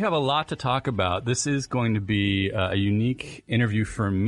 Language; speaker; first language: English; native; English